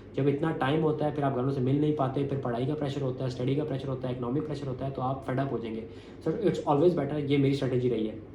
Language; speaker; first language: Urdu; non-native, local second language; Punjabi